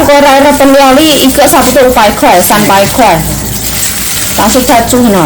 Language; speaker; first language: Chinese; non-native, learner; Indonesian